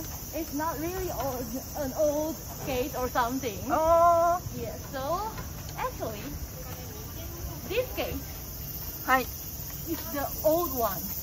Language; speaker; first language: English; non-native, fluent; Chinese